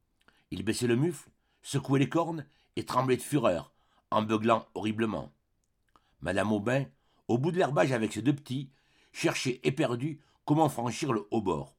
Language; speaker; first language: French; native; French